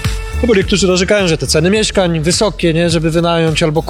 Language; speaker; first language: Polish; native; Polish